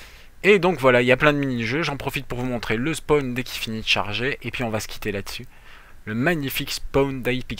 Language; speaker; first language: French; native; French